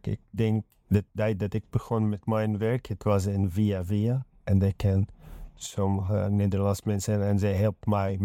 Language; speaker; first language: Dutch; non-native, learner; Arabic